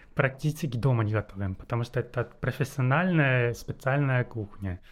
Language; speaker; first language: Russian; non-native, fluent; Japanese